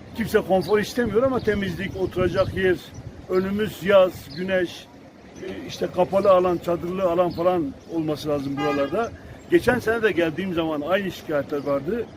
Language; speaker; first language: Turkish; native; Turkish